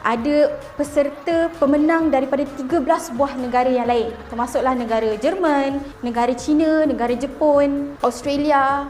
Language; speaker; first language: Malay; native; Malay